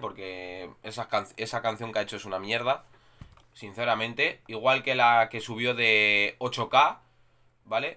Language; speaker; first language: Spanish; native; Spanish